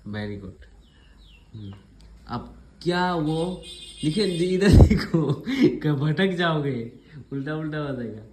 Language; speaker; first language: Hindi; native; Hindi